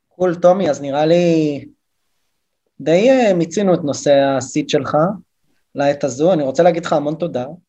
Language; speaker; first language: Hebrew; native; Hebrew